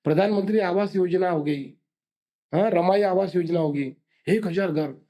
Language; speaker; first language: Hindi; non-native, local second language; Marathi